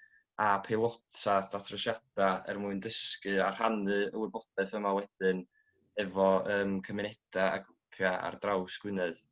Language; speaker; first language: Welsh; native; Welsh